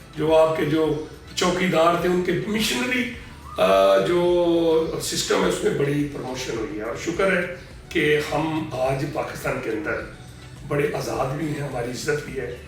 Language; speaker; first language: Urdu; native; Urdu